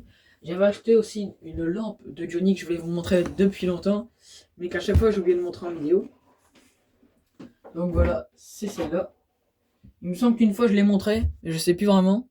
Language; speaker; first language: French; native; French